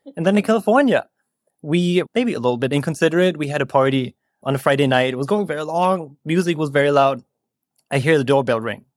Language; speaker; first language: English; non-native, fluent; German